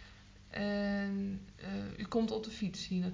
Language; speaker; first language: Dutch; native; Dutch